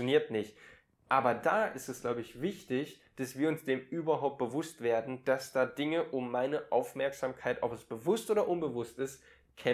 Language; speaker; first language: German; native; German